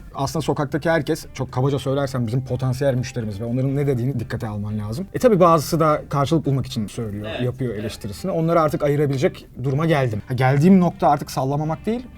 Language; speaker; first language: Turkish; native; Turkish